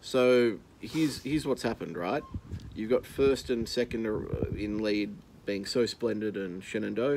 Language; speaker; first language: English; native; English